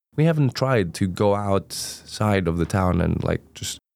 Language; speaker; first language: English; non-native, fluent; Greek